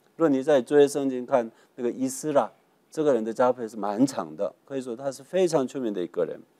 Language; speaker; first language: Chinese; non-native, fluent; Korean